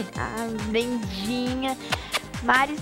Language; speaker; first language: Portuguese; native; Portuguese